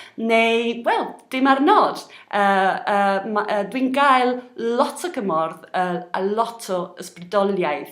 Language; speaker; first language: Welsh; non-native, learner; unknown